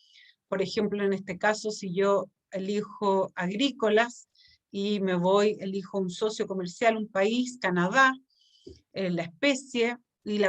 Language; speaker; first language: Spanish; native; Spanish